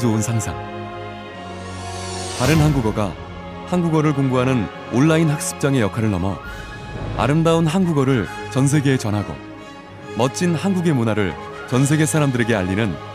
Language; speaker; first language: Korean; native; Korean